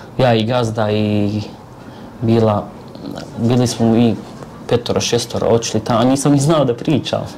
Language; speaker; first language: Serbian; non-native, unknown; Arabic